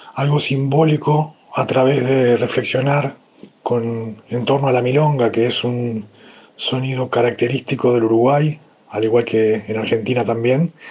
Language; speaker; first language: Spanish; native; Spanish